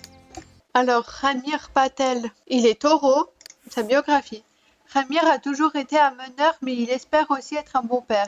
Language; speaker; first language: French; native; French